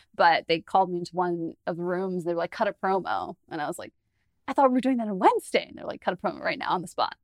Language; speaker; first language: English; native; English